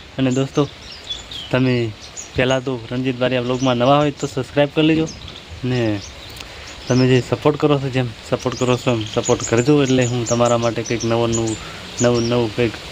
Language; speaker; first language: Gujarati; native; Gujarati